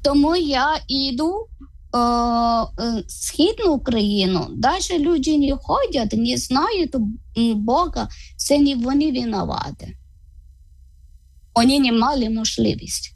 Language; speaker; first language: Ukrainian; non-native, learner; Malayalam